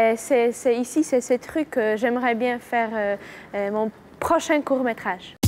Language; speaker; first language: French; non-native, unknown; Polish